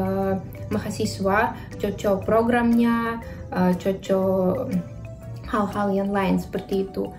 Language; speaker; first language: Indonesian; non-native, fluent; Russian